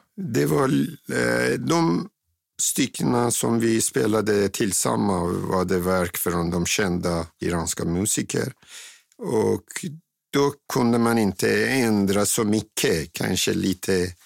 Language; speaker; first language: Swedish; non-native, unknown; Persian